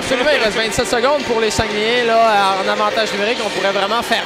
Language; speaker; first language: French; native; French